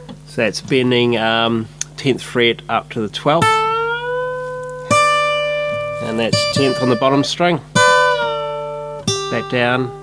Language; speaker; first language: English; native; English